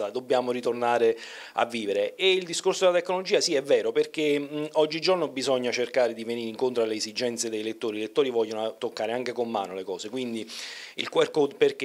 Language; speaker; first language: Italian; native; Italian